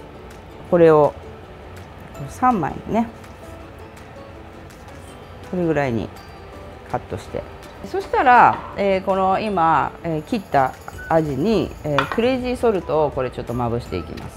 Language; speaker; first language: Japanese; native; Japanese